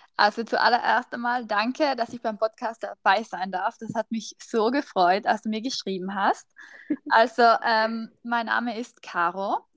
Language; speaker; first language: German; native; German